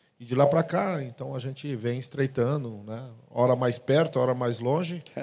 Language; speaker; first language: Portuguese; native; Portuguese